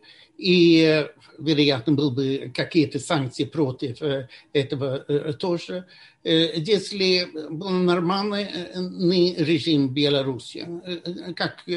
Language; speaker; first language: Russian; non-native, fluent; Swedish